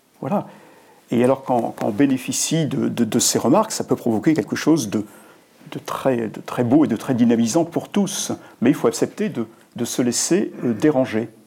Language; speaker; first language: French; native; French